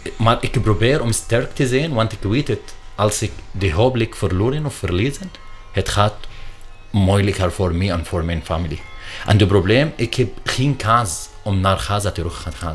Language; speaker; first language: Dutch; non-native, learner; Arabic